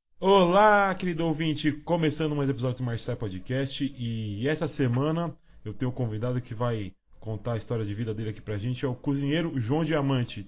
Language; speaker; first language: Portuguese; native; Portuguese